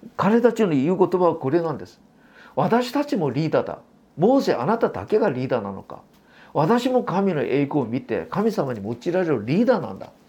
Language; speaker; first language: Japanese; non-native, fluent; Korean